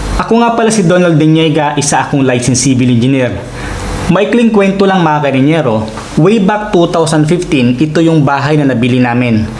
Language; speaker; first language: Filipino; non-native, local second language; Waray